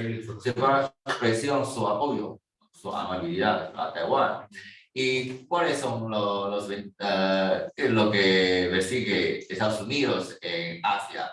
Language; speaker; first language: Spanish; non-native, fluent; Chinese